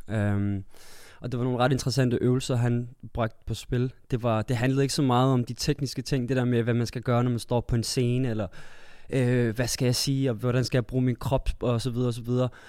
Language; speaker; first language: Danish; early bilingual, other home language; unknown